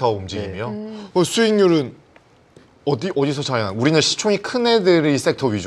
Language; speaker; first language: Korean; native; Korean